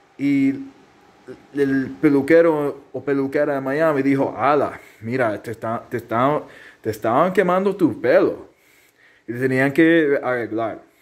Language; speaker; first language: Spanish; early bilingual, heritage; Spanish